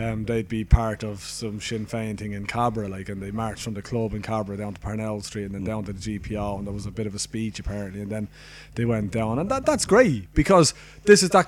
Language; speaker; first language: English; native; English